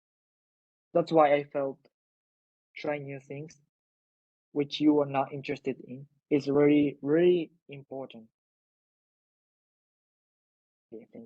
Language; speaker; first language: English; non-native, learner; Japanese